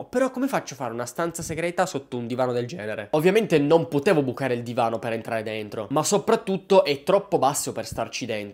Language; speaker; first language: Italian; native; Italian